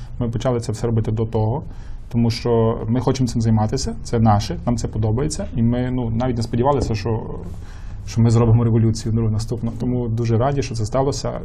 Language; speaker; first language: Ukrainian; native; Ukrainian